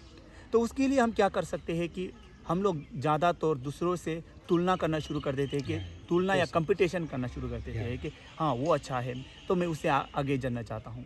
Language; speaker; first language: Hindi; non-native, local second language; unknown